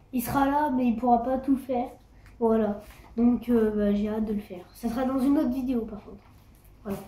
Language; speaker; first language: French; native; French